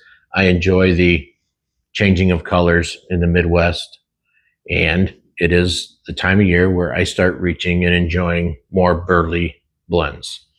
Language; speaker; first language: English; native; English